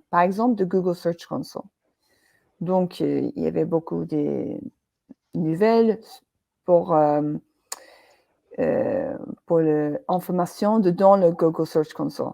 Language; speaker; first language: French; non-native, fluent; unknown